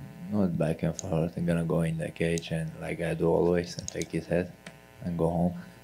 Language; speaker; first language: English; non-native, learner; Chechen